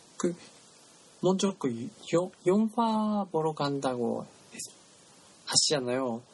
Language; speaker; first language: Korean; non-native, learner; Japanese